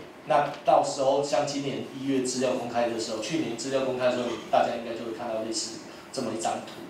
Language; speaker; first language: Chinese; native; Chinese